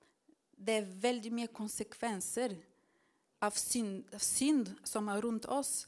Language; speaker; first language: Norwegian; non-native, fluent; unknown